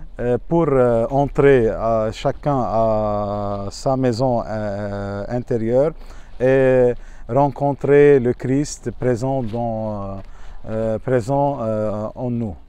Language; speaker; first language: French; non-native, local second language; Arabic